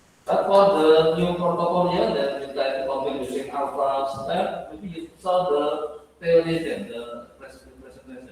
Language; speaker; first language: English; non-native, learner; Indonesian